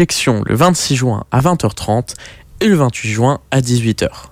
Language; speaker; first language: French; native; French